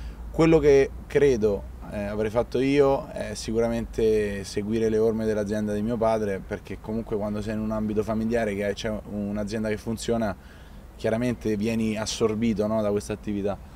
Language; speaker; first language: Italian; native; Italian